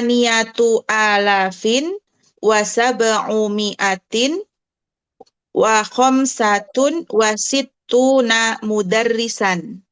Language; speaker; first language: Arabic; non-native, learner; Indonesian